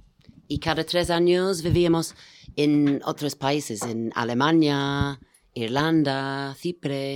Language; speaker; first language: Spanish; non-native, fluent; English